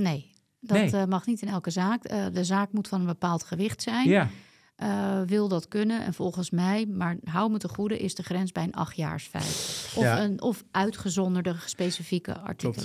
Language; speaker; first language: Dutch; native; Dutch